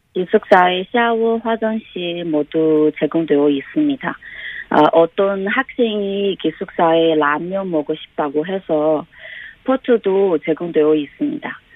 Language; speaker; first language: Korean; non-native, fluent; Chinese